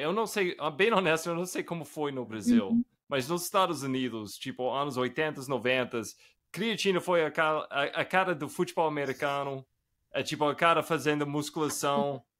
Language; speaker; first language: Portuguese; non-native, fluent; English